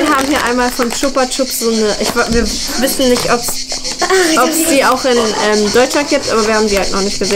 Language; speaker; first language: German; native; German